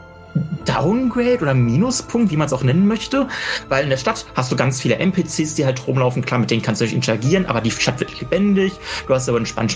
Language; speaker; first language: German; native; German